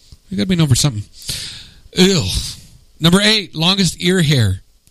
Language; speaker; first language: English; native; English